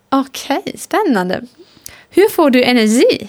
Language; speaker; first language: Swedish; non-native, fluent; German